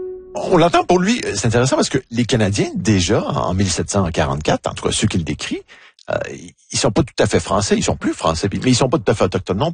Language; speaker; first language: French; native; French